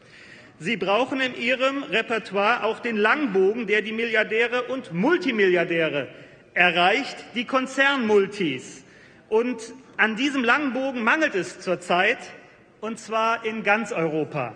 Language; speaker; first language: German; native; German